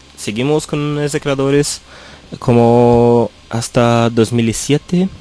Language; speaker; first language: Spanish; non-native, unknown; Portuguese